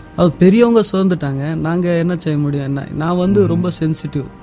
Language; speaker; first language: Tamil; non-native, local second language; Telugu